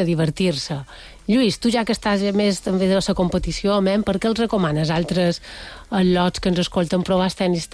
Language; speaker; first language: Catalan; native; Catalan